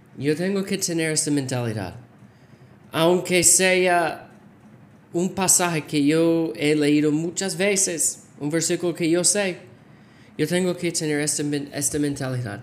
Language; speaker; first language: Spanish; non-native, fluent; English